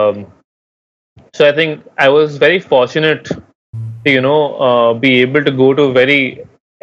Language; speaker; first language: English; non-native, local second language; Hindi